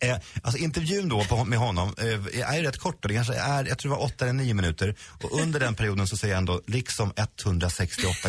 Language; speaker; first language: Swedish; native; Swedish